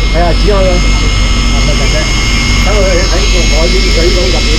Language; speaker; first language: Chinese; native; Chinese